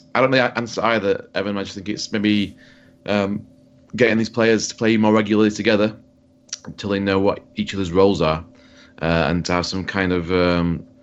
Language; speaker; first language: English; native; English